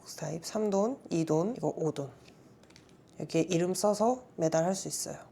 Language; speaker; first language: Korean; non-native, learner; Sinhala